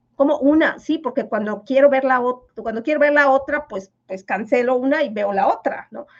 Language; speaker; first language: Spanish; non-native, local second language; Yucateco